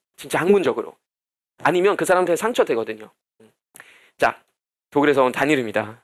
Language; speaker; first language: Korean; non-native, fluent; German